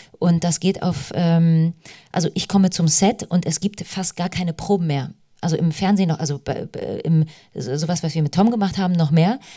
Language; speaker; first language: German; early bilingual, other home language; Polish